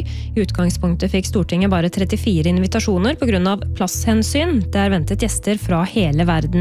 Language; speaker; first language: Norwegian; native; Norwegian